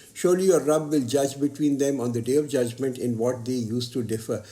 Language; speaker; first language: English; non-native, local second language; Urdu